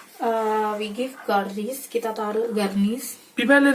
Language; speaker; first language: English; non-native, learner; Indonesian